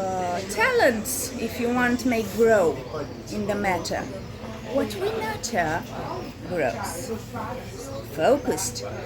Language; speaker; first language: English; non-native, fluent; Italian